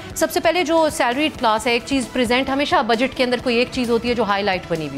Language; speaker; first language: Urdu; native; Urdu